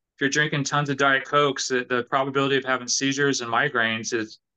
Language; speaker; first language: English; native; English